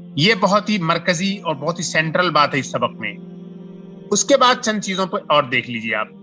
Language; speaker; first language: Urdu; native; Urdu